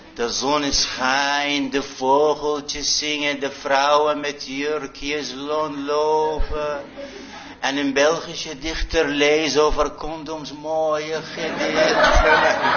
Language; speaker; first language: Dutch; non-native, fluent; Arabic